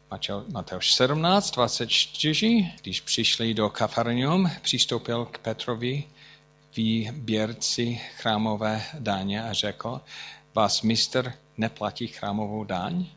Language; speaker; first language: Czech; non-native, fluent; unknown